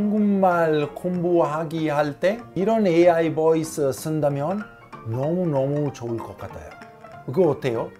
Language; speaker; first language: Korean; non-native, learner; Italian